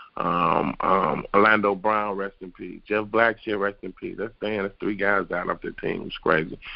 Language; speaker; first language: English; native; English